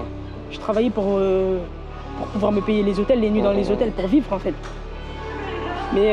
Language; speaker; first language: French; native; French